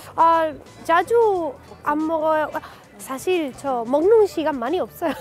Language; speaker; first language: Korean; non-native, learner; Spanish